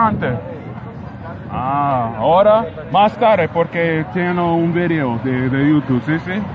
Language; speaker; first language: Spanish; non-native, learner; English